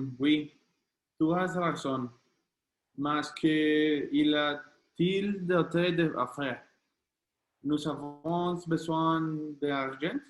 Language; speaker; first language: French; non-native, learner; Spanish